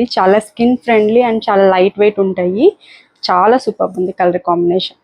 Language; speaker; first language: Telugu; native; Telugu